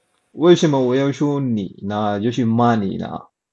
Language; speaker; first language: Chinese; non-native, learner; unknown